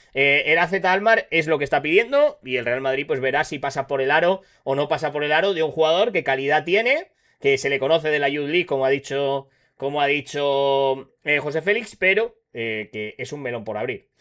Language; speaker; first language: Spanish; native; Spanish